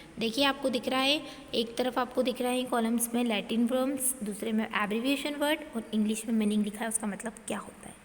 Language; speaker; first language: Hindi; native; Hindi